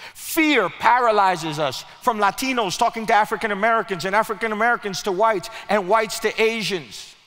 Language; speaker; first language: English; early bilingual, other home language; Spanish